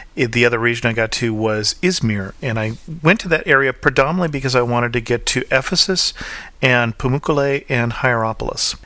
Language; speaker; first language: English; native; English